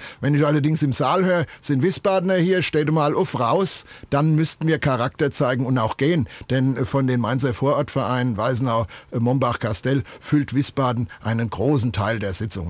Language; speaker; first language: German; native; German